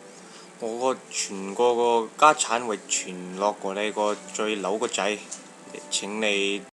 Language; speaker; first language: Cantonese; non-native, learner; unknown